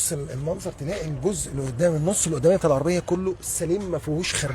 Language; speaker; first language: Arabic; native; Arabic